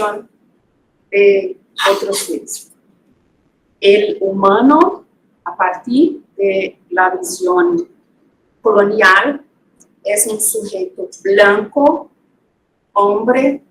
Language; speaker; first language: Spanish; non-native, fluent; Portuguese